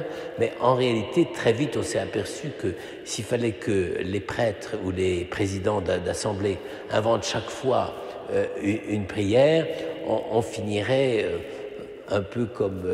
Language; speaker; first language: French; native; French